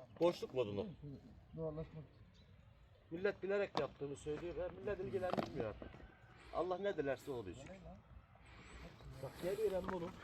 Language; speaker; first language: Turkish; native; Turkish